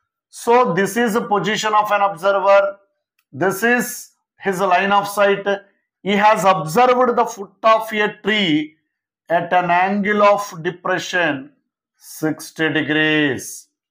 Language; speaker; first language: English; non-native, local second language; Telugu